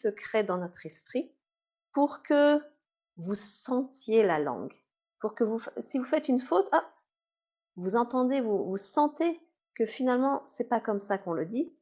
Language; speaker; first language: French; native; French